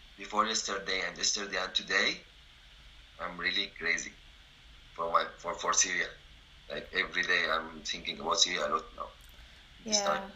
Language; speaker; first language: English; non-native, learner; Arabic